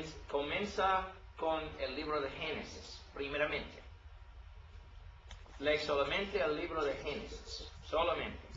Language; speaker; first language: Spanish; non-native, learner; English